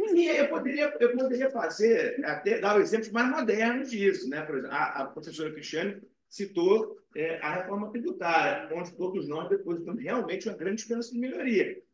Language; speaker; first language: Portuguese; native; Portuguese